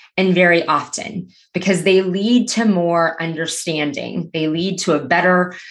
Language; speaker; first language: English; native; English